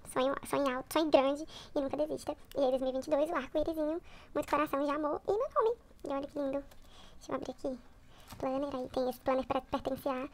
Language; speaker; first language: Portuguese; native; Portuguese